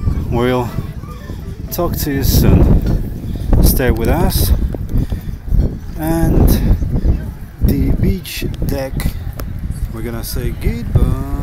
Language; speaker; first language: English; non-native, fluent; Ukrainian